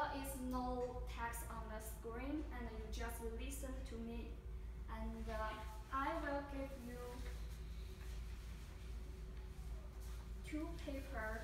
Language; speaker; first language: English; non-native, fluent; Chinese